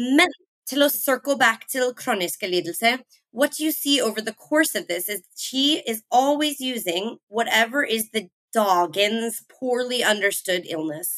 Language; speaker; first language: English; native; English